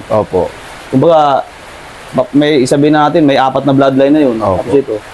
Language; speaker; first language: Filipino; native; Filipino